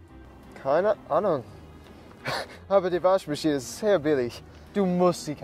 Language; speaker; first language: German; non-native, learner; English